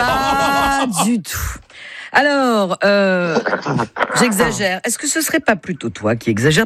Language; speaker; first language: French; native; French